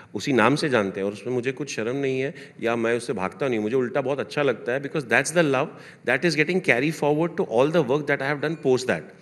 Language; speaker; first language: Hindi; native; Hindi